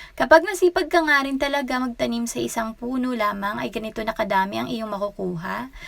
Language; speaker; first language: Filipino; native; Filipino